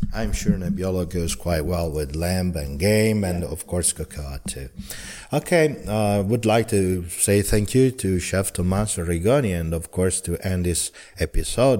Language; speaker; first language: English; non-native, fluent; Italian